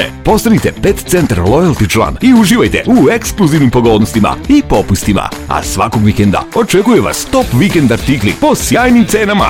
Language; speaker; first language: Serbian; native; Serbian